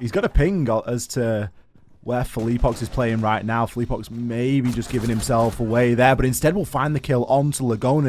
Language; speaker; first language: English; native; English